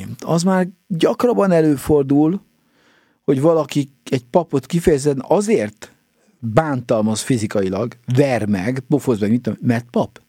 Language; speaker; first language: Hungarian; native; Hungarian